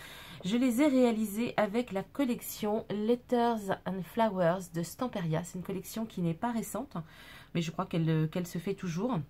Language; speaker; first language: French; native; French